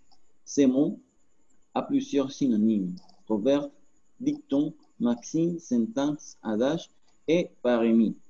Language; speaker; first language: French; non-native, learner; Spanish